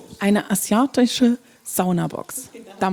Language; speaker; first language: German; native; German